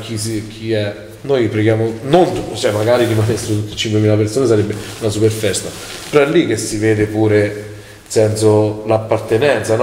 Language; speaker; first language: Italian; native; Italian